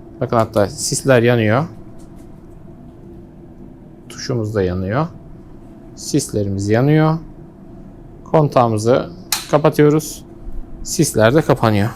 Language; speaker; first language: Turkish; native; Turkish